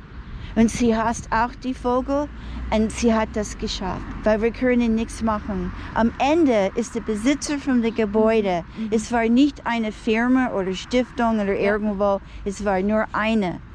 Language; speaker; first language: German; non-native, fluent; English